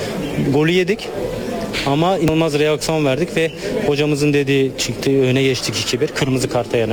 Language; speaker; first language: Turkish; native; Turkish